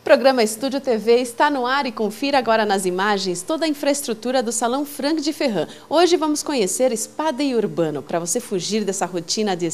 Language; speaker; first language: Portuguese; native; Portuguese